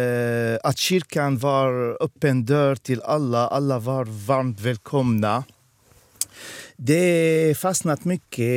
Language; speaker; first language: Swedish; non-native, fluent; Arabic